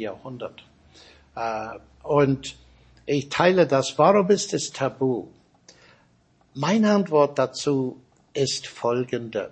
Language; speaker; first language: German; non-native, fluent; English